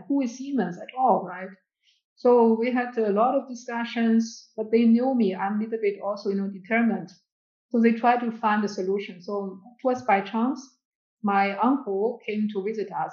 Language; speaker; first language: English; non-native, fluent; Chinese